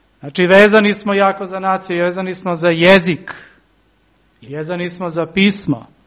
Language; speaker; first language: Serbian; early bilingual, heritage; Serbian